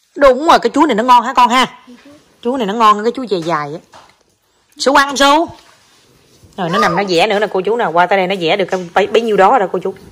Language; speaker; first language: Vietnamese; native; Vietnamese